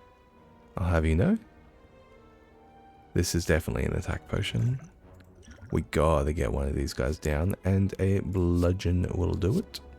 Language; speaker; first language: English; native; English